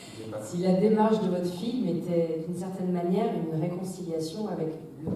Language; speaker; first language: French; native; French